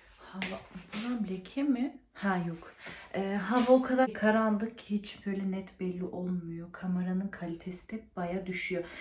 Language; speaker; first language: Turkish; early bilingual, heritage; Turkish